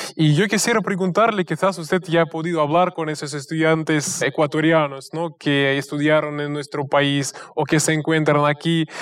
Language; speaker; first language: Spanish; non-native, fluent; Russian